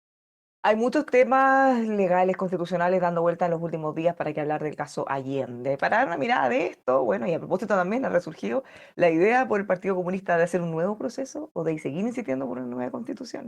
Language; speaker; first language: Spanish; native; Spanish